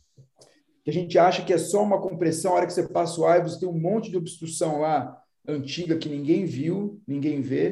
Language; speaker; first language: Portuguese; native; Portuguese